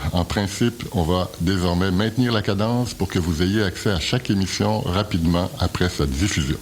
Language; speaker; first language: French; native; French